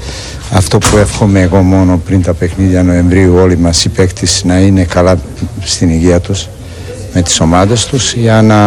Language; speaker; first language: Greek; non-native, fluent; Serbian